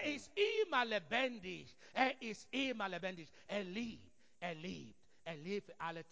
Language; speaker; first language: German; non-native, learner; English